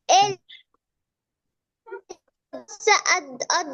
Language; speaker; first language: French; non-native, learner; Arabic